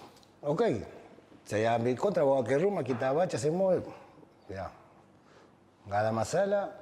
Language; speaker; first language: Indonesian; non-native, fluent; Spanish